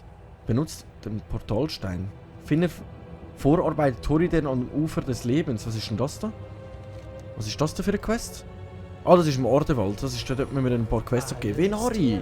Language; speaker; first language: German; native; German